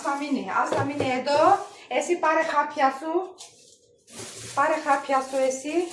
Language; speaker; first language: Greek; non-native, local second language; Armenian